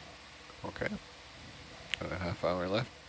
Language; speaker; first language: English; native; English